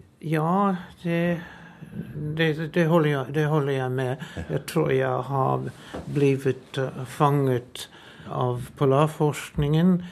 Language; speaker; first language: Norwegian; non-native, fluent; English